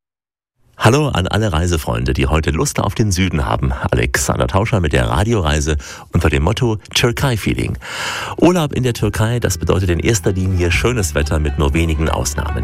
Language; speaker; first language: German; native; German